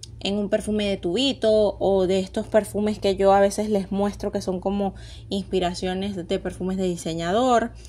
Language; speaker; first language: Spanish; native; Spanish